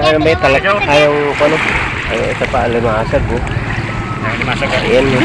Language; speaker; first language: Filipino; native; Filipino